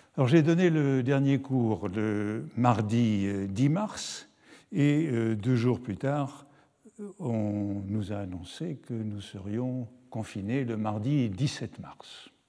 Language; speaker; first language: French; native; French